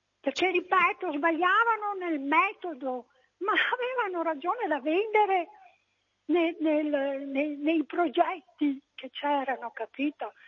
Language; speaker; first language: Italian; native; Italian